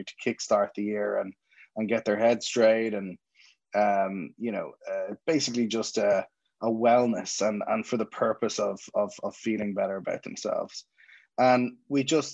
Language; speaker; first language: English; native; English